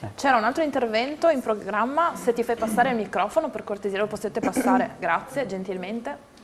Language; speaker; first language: Italian; native; Italian